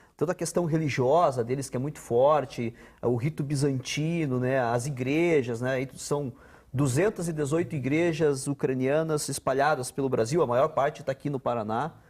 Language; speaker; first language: Portuguese; non-native, local second language; Ukrainian